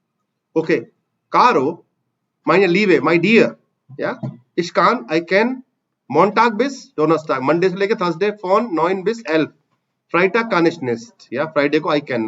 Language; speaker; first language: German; non-native, fluent; Hindi